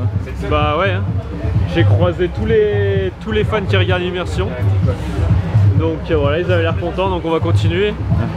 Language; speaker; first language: French; native; French